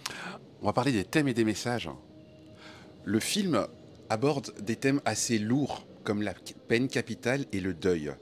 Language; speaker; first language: French; native; French